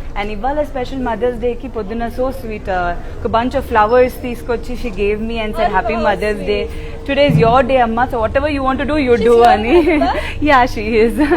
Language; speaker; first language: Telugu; non-native, local second language; Tamil